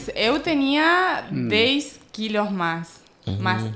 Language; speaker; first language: Portuguese; non-native, learner; Spanish